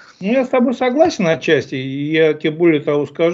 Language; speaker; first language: Russian; native; Russian